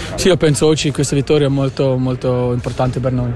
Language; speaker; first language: Italian; non-native, learner; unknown